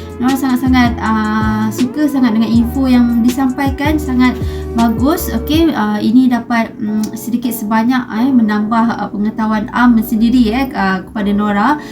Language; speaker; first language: Malay; native; Malay